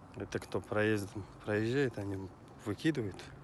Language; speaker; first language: Russian; non-native, local second language; Kazakh